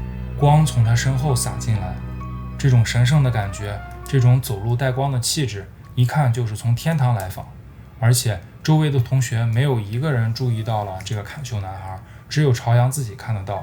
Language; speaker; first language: Chinese; native; Chinese